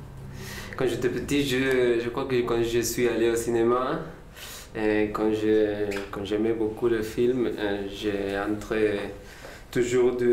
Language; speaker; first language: French; non-native, learner; Spanish